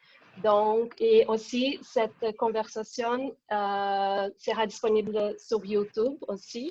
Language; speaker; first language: French; non-native, fluent; Portuguese